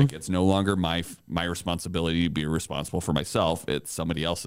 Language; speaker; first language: English; native; English